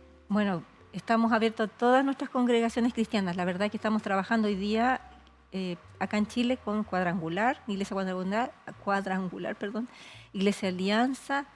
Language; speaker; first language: Spanish; native; Spanish